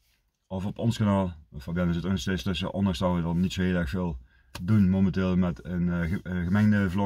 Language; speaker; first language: Dutch; native; Dutch